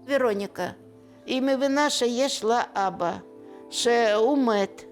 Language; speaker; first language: Hebrew; non-native, learner; Russian